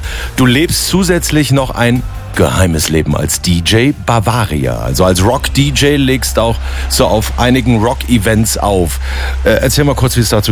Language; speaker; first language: German; native; German